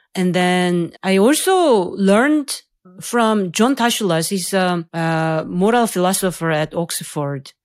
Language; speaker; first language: English; non-native, fluent; Korean